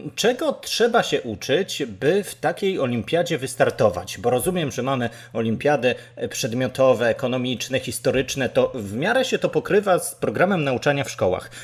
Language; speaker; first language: Polish; native; Polish